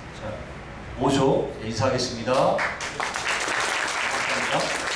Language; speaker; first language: Korean; native; Korean